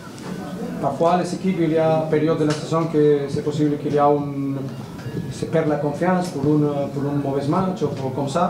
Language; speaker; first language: French; non-native, learner; Spanish